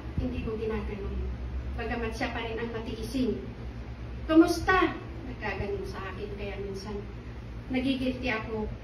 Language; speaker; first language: Filipino; non-native, local second language; Iloko